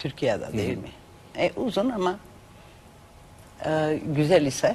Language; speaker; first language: Turkish; non-native, learner; Macedonian